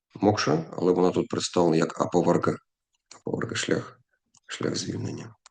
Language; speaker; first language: Ukrainian; non-native, local second language; Russian